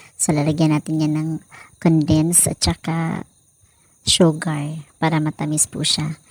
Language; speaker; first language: Filipino; non-native, local second language; Cebuano